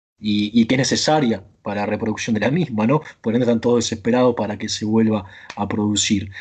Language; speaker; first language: Spanish; native; Spanish